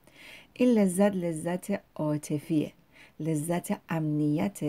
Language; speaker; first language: Persian; native; Persian